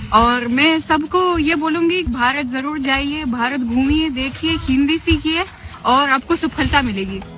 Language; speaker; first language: Hindi; non-native, fluent; Russian